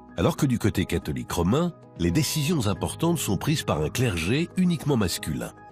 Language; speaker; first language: French; native; French